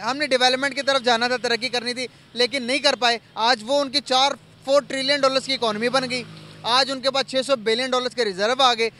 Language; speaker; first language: Urdu; non-native, local second language; Punjabi